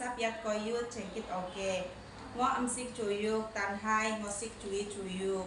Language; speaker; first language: Cantonese; non-native, learner; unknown